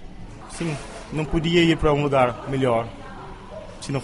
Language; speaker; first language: Portuguese; non-native, local second language; Kabuverdianu